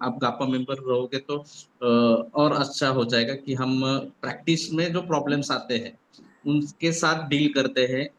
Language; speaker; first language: Hindi; non-native, local second language; Marathi